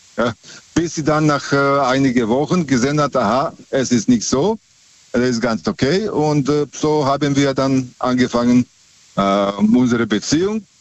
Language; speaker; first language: German; non-native, fluent; Serbian